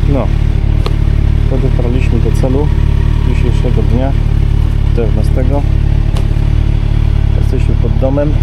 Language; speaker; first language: Polish; native; Polish